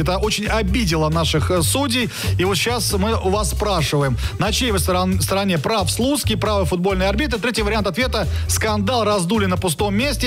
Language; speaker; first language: Russian; native; Russian